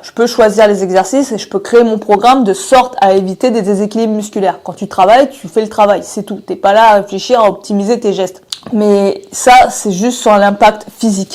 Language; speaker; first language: French; native; French